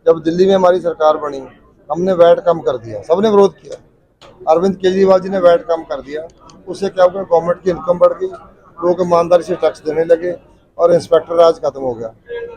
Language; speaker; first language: Hindi; non-native, local second language; Punjabi